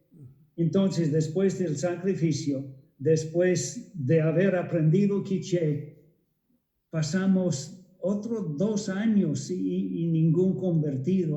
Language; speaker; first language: Spanish; non-native, fluent; English